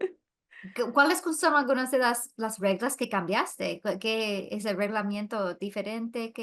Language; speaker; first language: Spanish; non-native, fluent; English